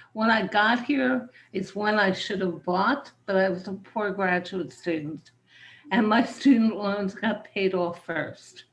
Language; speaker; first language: English; native; English